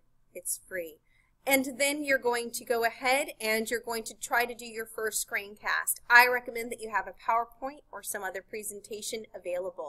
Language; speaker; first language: English; native; English